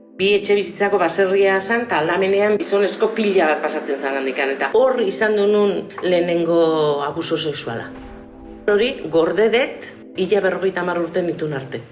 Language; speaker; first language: Basque; native; Basque